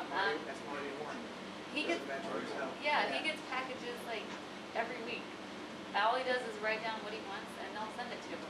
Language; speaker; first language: English; native; English